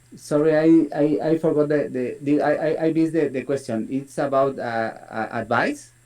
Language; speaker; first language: English; non-native, learner; Spanish